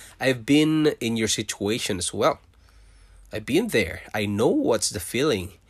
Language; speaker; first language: English; non-native, local second language; Filipino